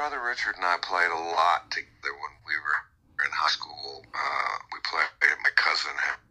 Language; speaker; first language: English; native; English